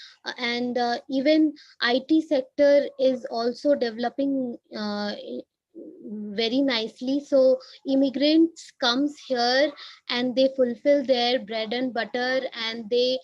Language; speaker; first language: English; non-native, learner; Hindi